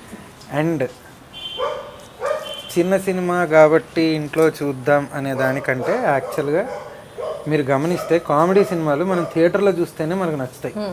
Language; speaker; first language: Telugu; native; Telugu